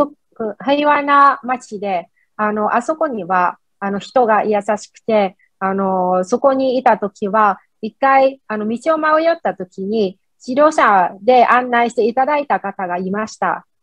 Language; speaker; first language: Japanese; non-native, fluent; Vietnamese